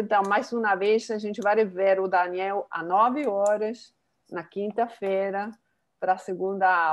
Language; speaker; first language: Portuguese; non-native, fluent; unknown